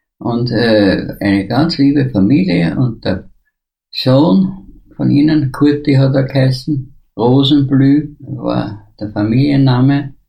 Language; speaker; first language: German; native; German